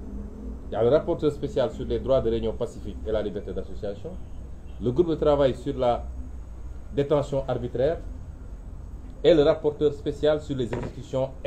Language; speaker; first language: French; non-native, local second language; Wolof